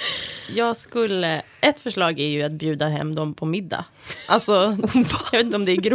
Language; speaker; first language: Swedish; native; Swedish